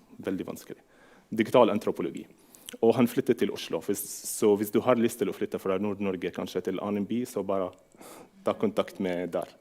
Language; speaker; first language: Norwegian; non-native, fluent; Arabic